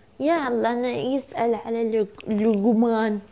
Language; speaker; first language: Arabic; non-native, learner; Turkish